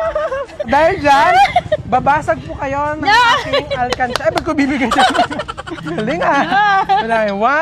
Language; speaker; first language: Filipino; native; Filipino